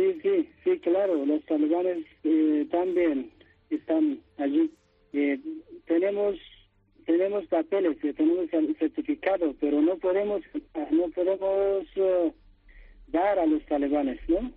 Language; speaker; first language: Spanish; non-native, fluent; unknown